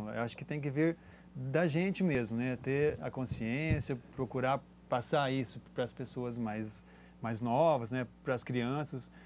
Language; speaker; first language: Portuguese; native; Portuguese